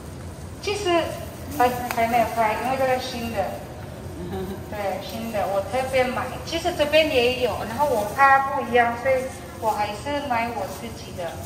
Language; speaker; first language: Chinese; non-native, learner; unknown